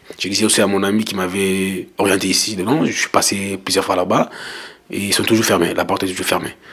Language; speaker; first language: French; non-native, local second language; Lingala